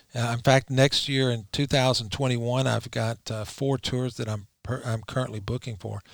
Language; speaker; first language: English; native; English